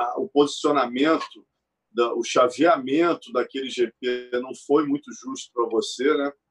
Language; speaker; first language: Portuguese; native; Portuguese